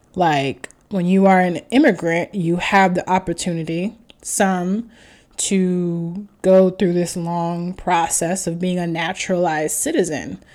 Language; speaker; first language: English; native; English